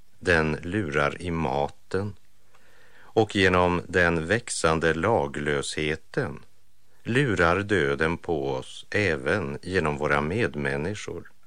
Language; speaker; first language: Swedish; native; Swedish